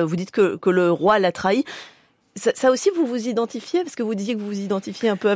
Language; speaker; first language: French; native; French